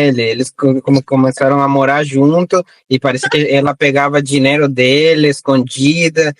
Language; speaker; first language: Portuguese; non-native, fluent; Spanish